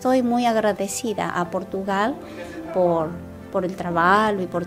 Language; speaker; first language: Portuguese; non-native, learner; Spanish